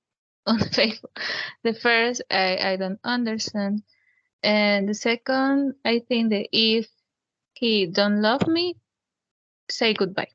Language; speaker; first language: English; non-native, learner; Spanish